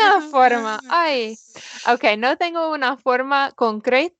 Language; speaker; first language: Spanish; non-native, fluent; English